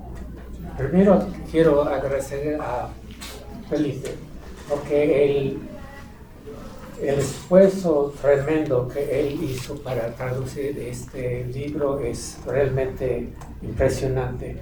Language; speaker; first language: Spanish; non-native, fluent; English